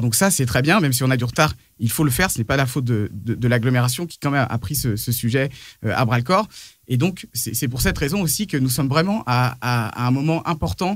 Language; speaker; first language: French; native; French